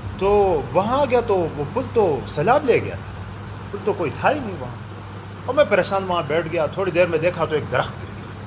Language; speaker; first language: Urdu; non-native, local second language; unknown